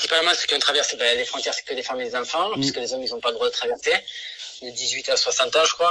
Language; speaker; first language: French; native; French